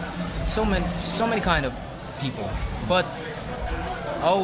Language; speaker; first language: English; non-native, learner; Korean